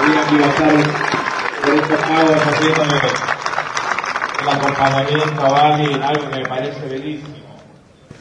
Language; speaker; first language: Spanish; native; Spanish